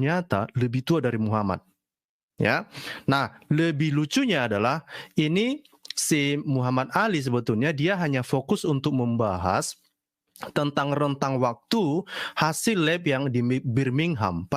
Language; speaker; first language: Indonesian; native; Indonesian